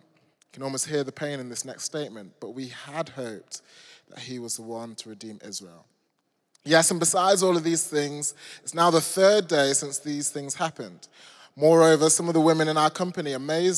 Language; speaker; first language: English; native; English